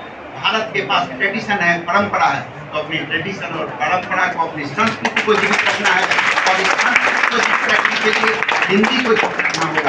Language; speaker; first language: Hindi; native; Hindi